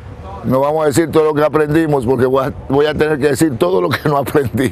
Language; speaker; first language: Spanish; native; Spanish